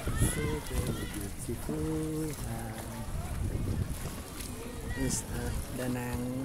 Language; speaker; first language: English; non-native, learner; Thai